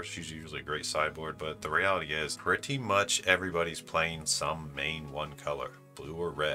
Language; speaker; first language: English; native; English